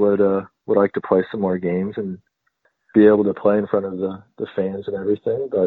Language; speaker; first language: English; native; English